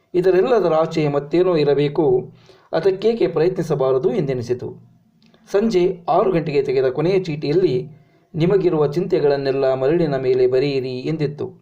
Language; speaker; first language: Kannada; native; Kannada